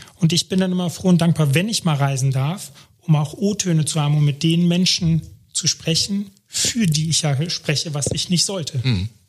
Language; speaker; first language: German; native; German